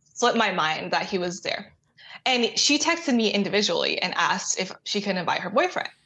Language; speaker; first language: English; native; English